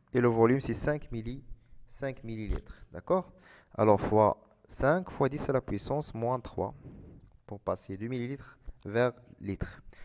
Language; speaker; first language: French; non-native, local second language; Arabic